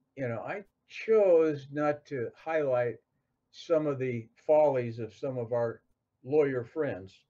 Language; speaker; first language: English; native; English